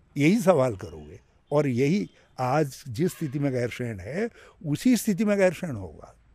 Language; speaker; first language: Hindi; native; Hindi